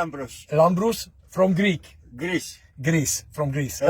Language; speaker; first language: English; non-native, fluent; Hungarian